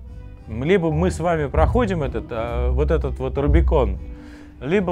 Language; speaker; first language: Russian; native; Russian